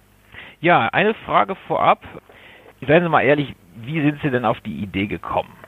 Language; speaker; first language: German; native; German